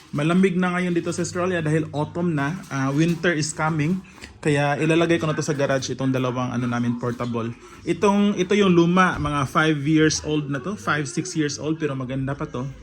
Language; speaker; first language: Filipino; non-native, local second language; Cebuano